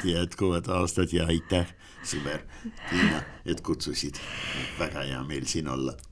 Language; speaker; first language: Estonian; non-native, local second language; Russian